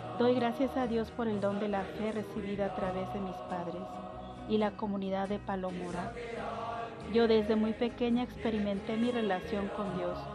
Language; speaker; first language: Spanish; non-native, local second language; Kʼicheʼ